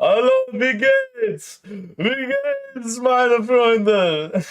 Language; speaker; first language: German; non-native, learner; English